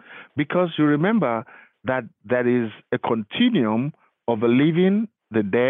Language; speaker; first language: English; non-native, local second language; Yoruba